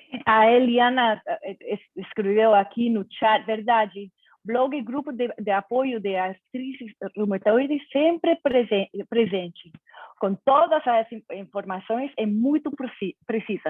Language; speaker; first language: Portuguese; non-native, fluent; Spanish